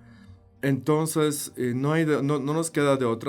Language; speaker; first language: Spanish; non-native, fluent; Polish